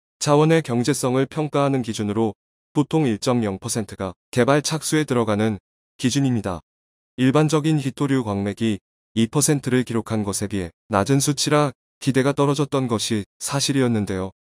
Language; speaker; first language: Korean; native; Korean